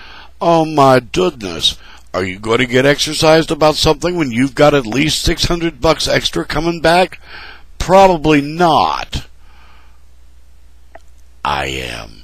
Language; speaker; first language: English; native; English